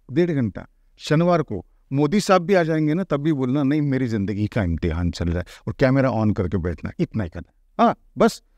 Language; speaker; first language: Hindi; non-native, local second language; Marathi